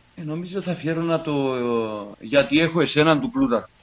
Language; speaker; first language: Greek; native; Greek